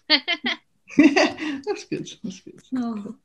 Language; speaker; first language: English; native; English